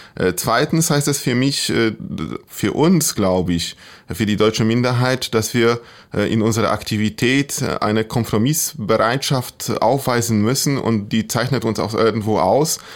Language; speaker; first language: German; non-native, fluent; Polish